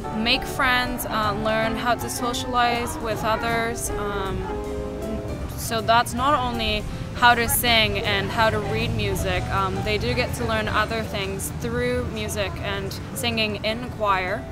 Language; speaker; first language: English; non-native, fluent; Japanese